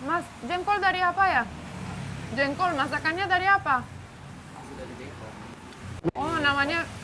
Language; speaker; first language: Indonesian; non-native, fluent; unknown